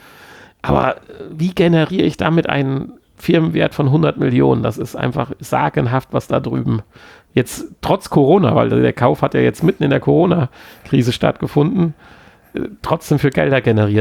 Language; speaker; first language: German; native; German